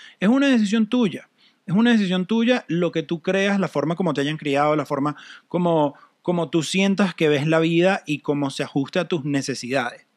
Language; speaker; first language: Spanish; native; Spanish